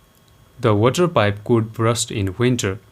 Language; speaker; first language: English; non-native, local second language; Nepali